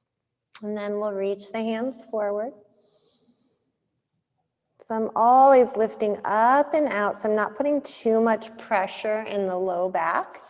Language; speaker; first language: English; native; English